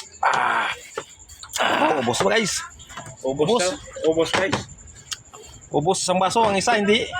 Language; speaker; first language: Filipino; non-native, local second language; Aklanon